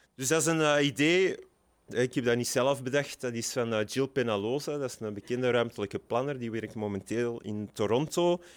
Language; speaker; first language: Dutch; native; Dutch